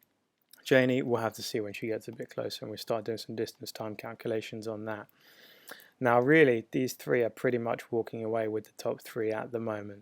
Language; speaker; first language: English; native; English